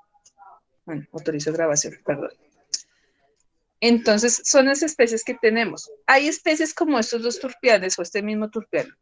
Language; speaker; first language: Spanish; native; Spanish